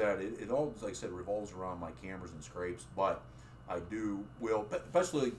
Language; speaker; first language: English; native; English